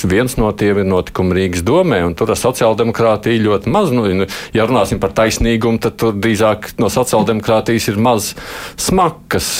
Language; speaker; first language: Latvian; non-native, local second language; Russian